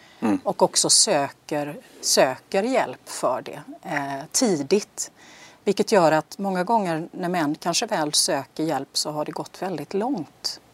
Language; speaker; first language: Swedish; native; Swedish